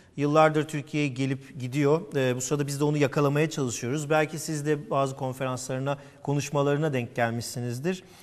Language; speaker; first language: Turkish; native; Turkish